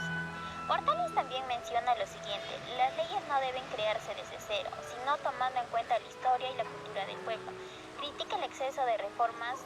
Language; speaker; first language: Spanish; native; Spanish